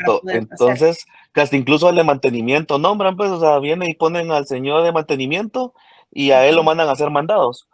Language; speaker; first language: Spanish; native; Spanish